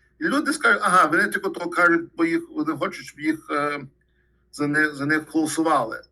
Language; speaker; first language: Ukrainian; early bilingual, heritage; Ukrainian